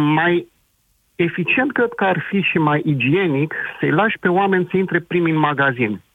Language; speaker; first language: Romanian; native; Romanian